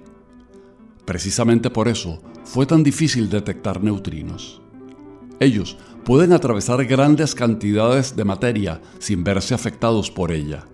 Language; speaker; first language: Spanish; native; Spanish